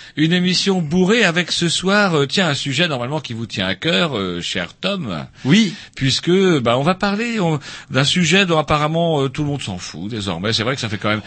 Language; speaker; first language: French; native; French